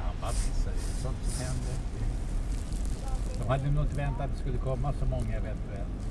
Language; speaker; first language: Swedish; native; Swedish